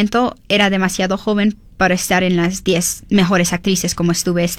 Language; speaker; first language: Spanish; early bilingual, heritage; Spanish